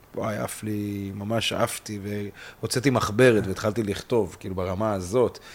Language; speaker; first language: Hebrew; native; Hebrew